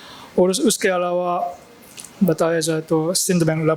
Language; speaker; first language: Hindi; non-native, fluent; Japanese